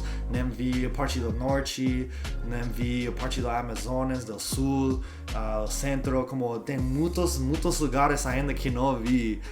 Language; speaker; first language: Portuguese; non-native, learner; English